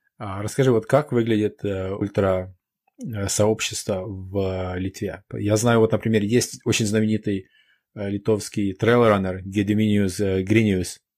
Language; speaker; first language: Russian; non-native, local second language; Ukrainian